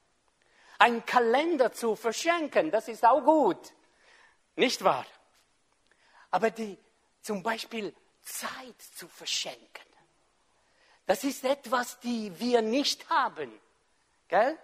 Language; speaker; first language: German; non-native, fluent; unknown